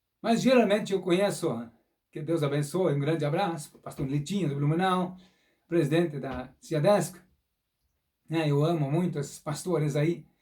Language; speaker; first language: Portuguese; non-native, fluent; German